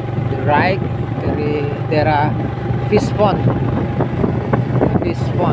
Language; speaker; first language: English; non-native, learner; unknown